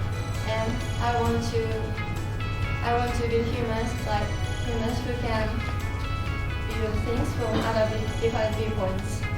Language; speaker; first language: English; non-native, learner; Japanese